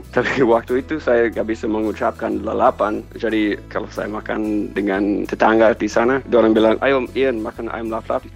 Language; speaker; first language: Indonesian; non-native, fluent; English